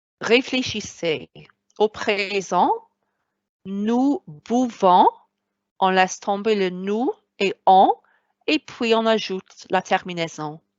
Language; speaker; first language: French; non-native, fluent; Welsh